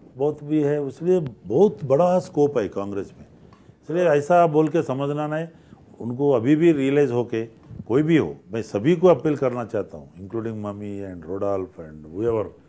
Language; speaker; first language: Hindi; non-native, local second language; Telugu